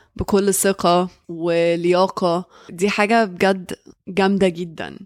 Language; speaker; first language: Arabic; early bilingual, heritage; Arabic